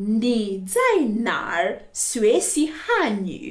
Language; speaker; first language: Chinese; non-native, fluent; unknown